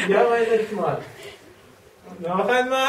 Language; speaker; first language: German; non-native, learner; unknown